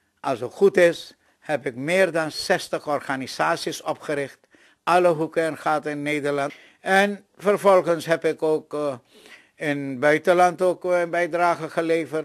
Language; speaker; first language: Dutch; non-native, local second language; Caribbean Hindustani